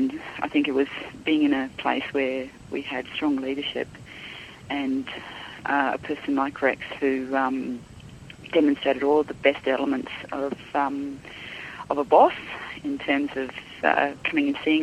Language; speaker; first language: English; native; English